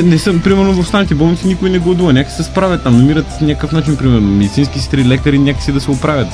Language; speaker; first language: Bulgarian; native; Bulgarian